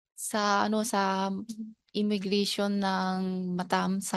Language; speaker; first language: Filipino; non-native, learner; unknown